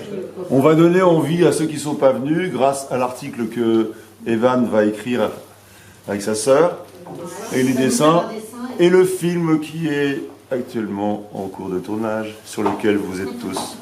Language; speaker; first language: French; native; French